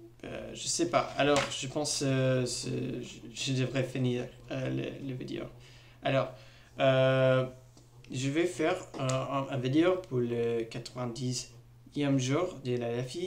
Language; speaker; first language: French; non-native, learner; English